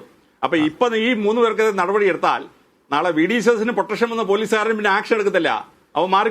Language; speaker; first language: Malayalam; native; Malayalam